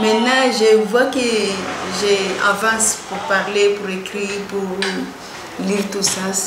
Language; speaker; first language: French; non-native, learner; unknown